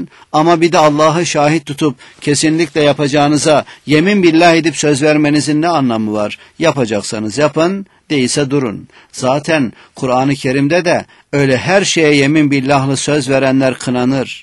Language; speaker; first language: Turkish; native; Turkish